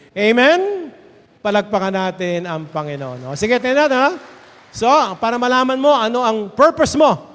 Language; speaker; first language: Filipino; native; Filipino